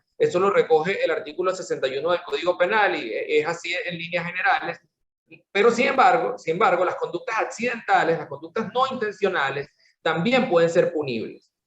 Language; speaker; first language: Spanish; native; Spanish